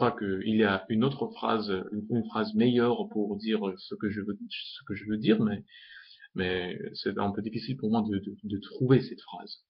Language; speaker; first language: French; non-native, fluent; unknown